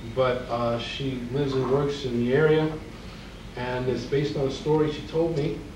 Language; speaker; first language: English; native; English